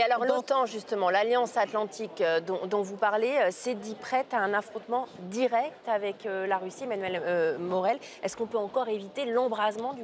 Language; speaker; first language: French; native; French